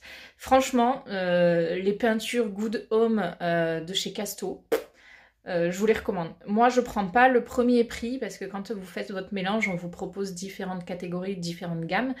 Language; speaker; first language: French; native; French